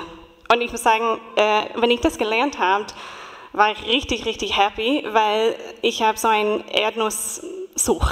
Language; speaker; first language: German; non-native, fluent; English